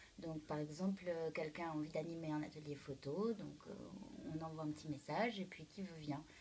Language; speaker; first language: French; native; French